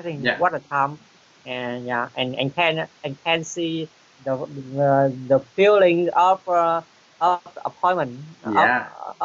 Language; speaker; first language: English; non-native, learner; Vietnamese